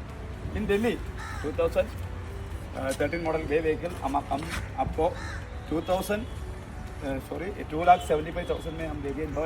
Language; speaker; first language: Hindi; non-native, local second language; Malayalam